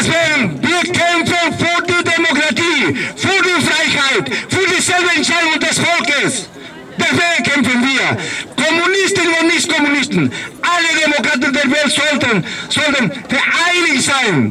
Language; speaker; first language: German; non-native, learner; Spanish